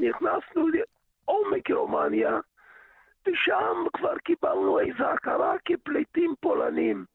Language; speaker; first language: Hebrew; early bilingual, other home language; Yiddish